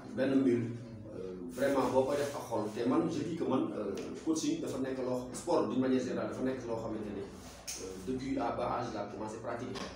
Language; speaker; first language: Wolof; non-native, local second language; Serer